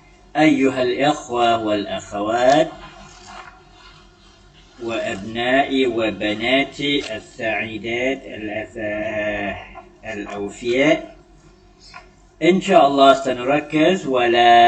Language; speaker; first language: Arabic; non-native, fluent; Malay